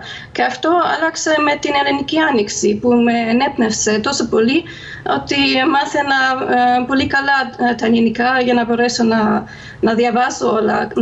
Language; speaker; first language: Greek; non-native, fluent; German